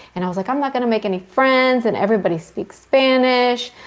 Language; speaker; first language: English; early bilingual, other home language; Spanish